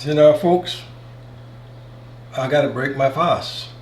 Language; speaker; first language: English; native; English